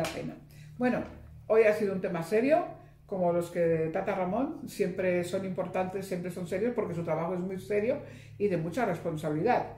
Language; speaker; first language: Spanish; early bilingual, heritage; Spanish